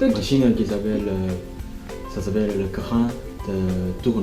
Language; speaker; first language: French; non-native, fluent; Chinese